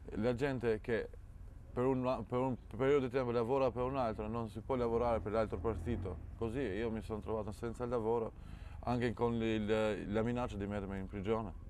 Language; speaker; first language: Italian; non-native, fluent; Albanian